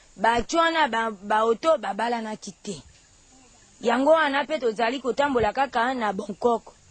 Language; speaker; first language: Lingala; non-native, local second language; Mongo